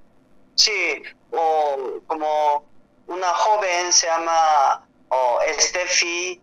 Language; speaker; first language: Spanish; non-native, learner; Korean